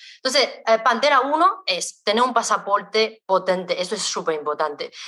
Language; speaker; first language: Spanish; non-native, fluent; Chinese